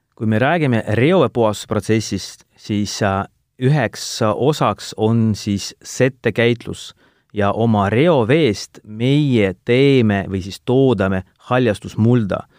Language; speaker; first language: Estonian; non-native, local second language; Russian